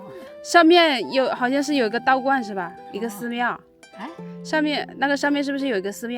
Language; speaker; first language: Chinese; native; Chinese